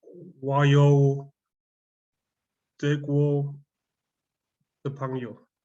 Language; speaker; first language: Chinese; non-native, learner; German